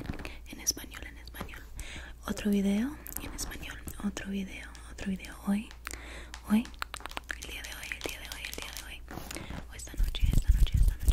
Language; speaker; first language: Spanish; early bilingual, heritage; Spanish